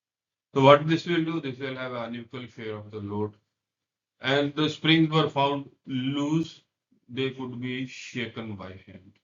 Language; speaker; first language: English; non-native, local second language; Hindi